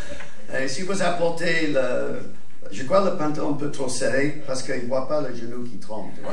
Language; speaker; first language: French; non-native, fluent; English